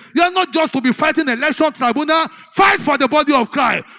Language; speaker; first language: English; non-native, local second language; Yoruba